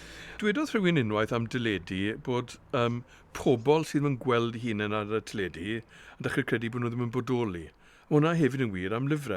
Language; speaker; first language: Welsh; native; Welsh